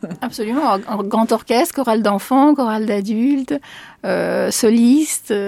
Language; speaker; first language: French; early bilingual, other home language; Spanish